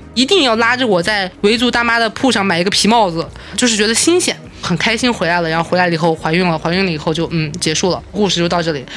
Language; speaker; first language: Chinese; native; Chinese